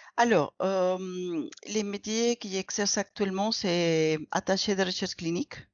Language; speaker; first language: French; non-native, fluent; Spanish